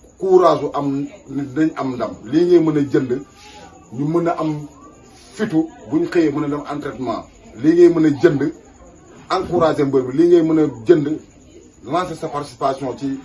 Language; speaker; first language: Wolof; native; Wolof